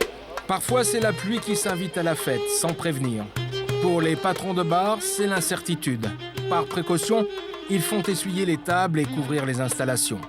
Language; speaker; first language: French; native; French